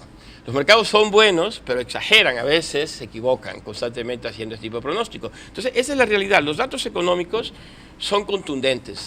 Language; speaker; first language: Spanish; native; Spanish